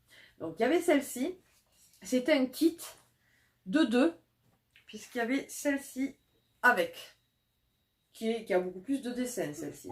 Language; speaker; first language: French; native; French